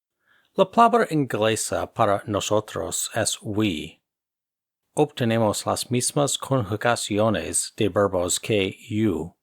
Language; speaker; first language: Spanish; non-native, fluent; English